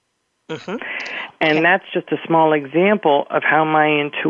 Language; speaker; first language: English; early bilingual, other home language; Spanish